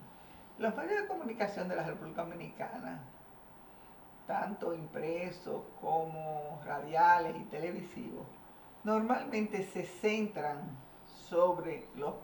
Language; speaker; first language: Spanish; native; Spanish